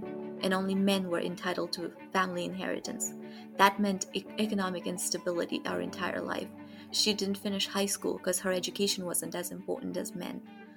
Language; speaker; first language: English; non-native, local second language; Nepali